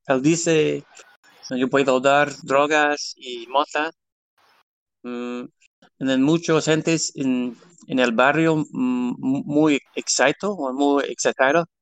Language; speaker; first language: Spanish; non-native, learner; English